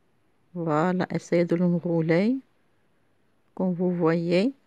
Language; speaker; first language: French; non-native, local second language; Arabic